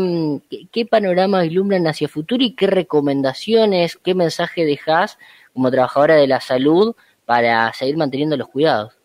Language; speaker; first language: Spanish; native; Spanish